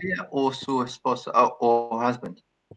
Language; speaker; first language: Spanish; non-native, learner; English